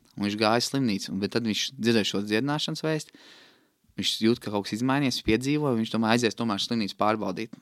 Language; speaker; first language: Latvian; native; Latvian